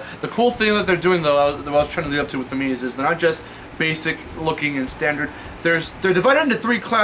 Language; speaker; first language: English; native; English